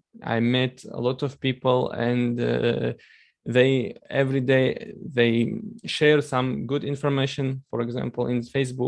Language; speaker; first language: English; non-native, learner; Chechen